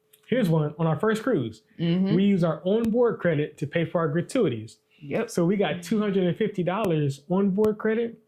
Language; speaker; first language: English; native; English